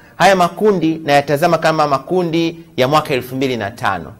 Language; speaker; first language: Swahili; native; Swahili